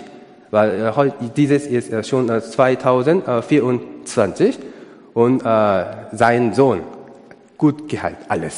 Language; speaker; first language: German; non-native, learner; Korean